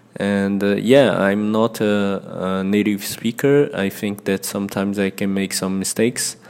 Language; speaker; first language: English; non-native, fluent; Portuguese